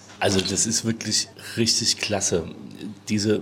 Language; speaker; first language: German; native; German